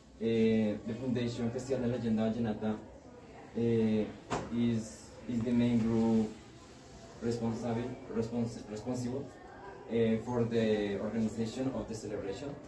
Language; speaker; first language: English; non-native, learner; Spanish